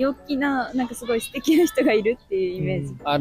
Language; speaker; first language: Japanese; native; Japanese